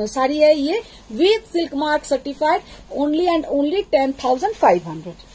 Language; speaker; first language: Hindi; non-native, local second language; Bangla